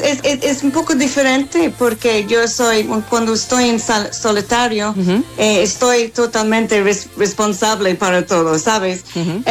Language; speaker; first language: Spanish; non-native, fluent; English